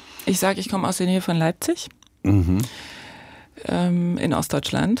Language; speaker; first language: German; native; German